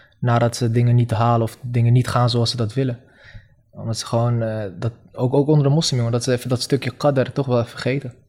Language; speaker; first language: Dutch; early bilingual, other home language; Turkish